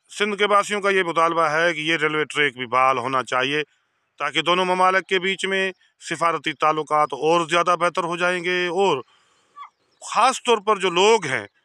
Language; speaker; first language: Urdu; non-native, local second language; Sindhi